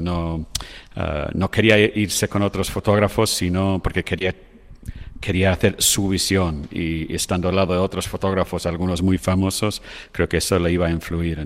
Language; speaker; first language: Spanish; non-native, fluent; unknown